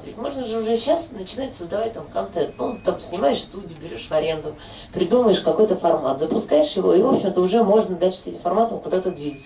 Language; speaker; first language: Russian; native; Russian